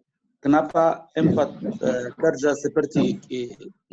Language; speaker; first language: Indonesian; non-native, learner; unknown